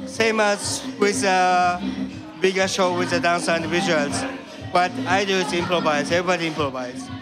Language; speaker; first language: English; non-native, learner; Japanese